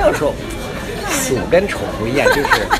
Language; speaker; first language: Chinese; early bilingual, heritage; Japanese